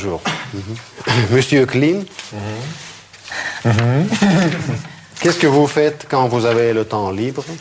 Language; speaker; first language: French; non-native, fluent; Russian